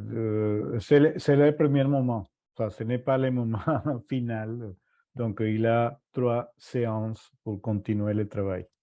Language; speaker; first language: French; non-native, fluent; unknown